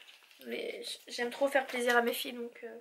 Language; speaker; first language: French; native; French